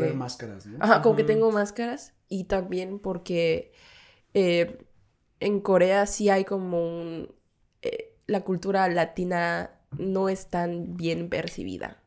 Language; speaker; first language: Spanish; non-native, fluent; Korean